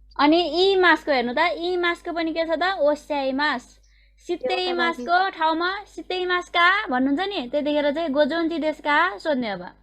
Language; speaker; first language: Nepali; native; Nepali